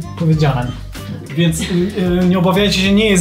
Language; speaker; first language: Polish; native; Polish